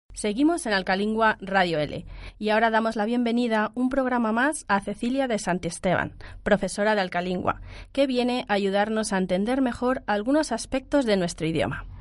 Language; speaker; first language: Spanish; native; Spanish